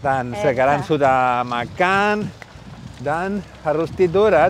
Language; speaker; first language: Indonesian; non-native, learner; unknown